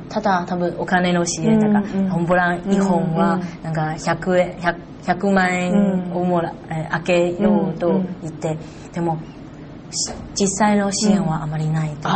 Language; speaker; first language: Japanese; non-native, learner; Chinese